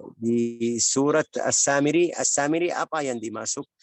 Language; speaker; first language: Indonesian; non-native, learner; Arabic